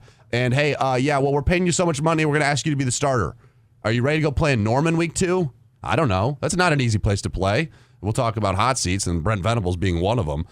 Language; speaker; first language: English; native; English